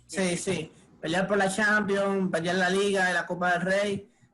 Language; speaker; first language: Spanish; native; Spanish